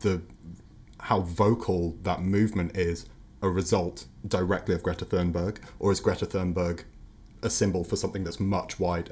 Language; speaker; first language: English; native; English